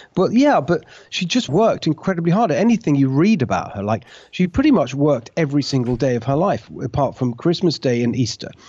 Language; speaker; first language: English; native; English